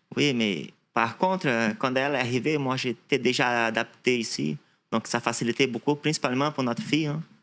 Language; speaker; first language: French; non-native, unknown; Portuguese